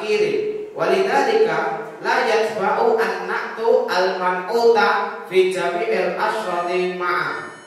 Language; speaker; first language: Arabic; non-native, learner; Indonesian